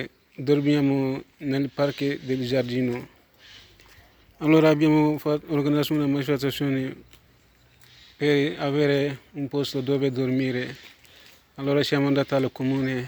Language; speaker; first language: Italian; non-native, learner; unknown